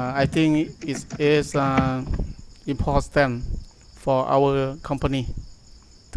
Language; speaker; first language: English; non-native, learner; Thai